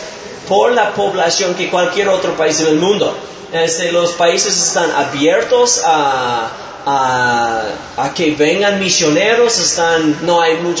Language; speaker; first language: Spanish; non-native, fluent; English